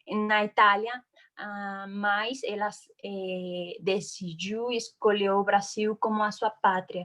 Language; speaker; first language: Portuguese; non-native, fluent; Spanish